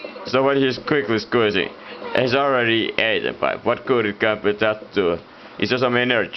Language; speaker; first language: English; non-native, fluent; Italian